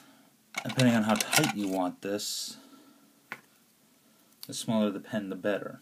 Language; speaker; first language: English; native; English